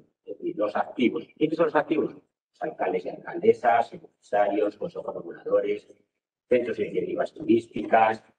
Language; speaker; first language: Spanish; native; Spanish